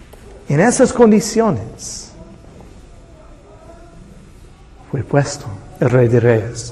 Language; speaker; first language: Spanish; non-native, fluent; English